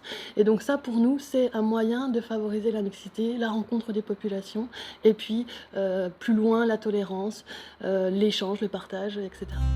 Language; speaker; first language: French; native; French